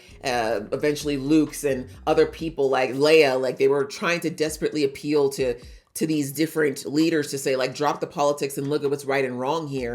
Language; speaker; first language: English; native; English